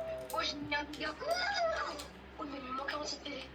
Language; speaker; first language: French; native; French